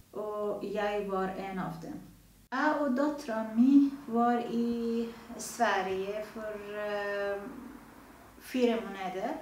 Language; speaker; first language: Norwegian; non-native, fluent; Persian